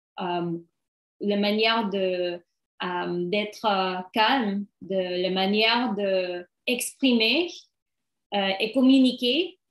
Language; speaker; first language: French; non-native, learner; English